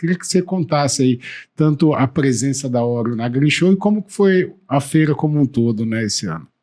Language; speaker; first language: Portuguese; native; Portuguese